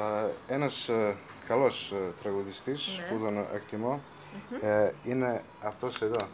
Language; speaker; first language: Greek; non-native, fluent; Serbian